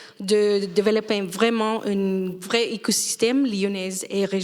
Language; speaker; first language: French; non-native, fluent; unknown